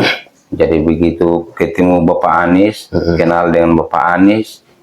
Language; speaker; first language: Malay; non-native, local second language; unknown